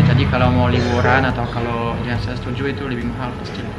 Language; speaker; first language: Indonesian; non-native, fluent; French